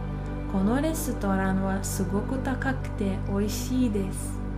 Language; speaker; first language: Japanese; non-native, fluent; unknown